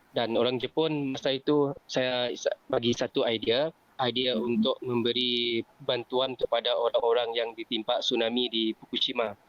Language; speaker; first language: Malay; native; Malay